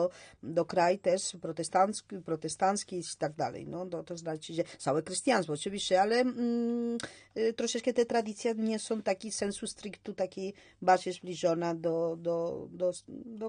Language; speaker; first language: Polish; non-native, learner; Spanish